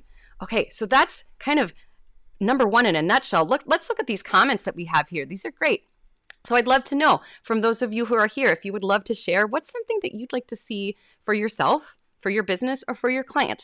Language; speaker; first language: English; native; English